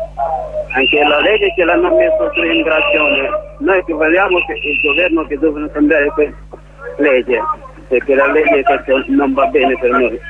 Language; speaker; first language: Italian; non-native, learner; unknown